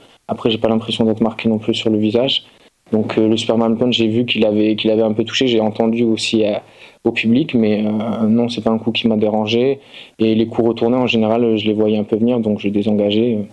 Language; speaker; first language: French; native; French